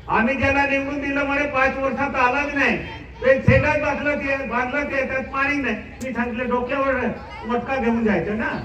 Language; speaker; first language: Marathi; non-native, local second language; Bhili